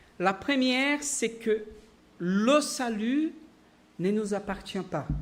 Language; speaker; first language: French; non-native, fluent; Portuguese